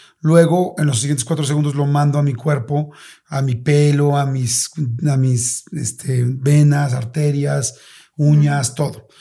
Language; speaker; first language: Spanish; native; Spanish